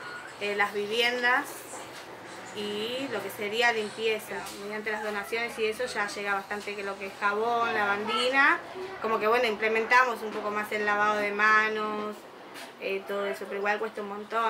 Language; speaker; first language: Spanish; native; Spanish